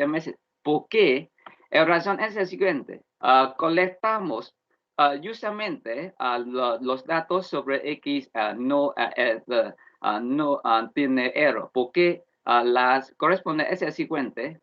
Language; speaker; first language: Spanish; non-native, learner; Vietnamese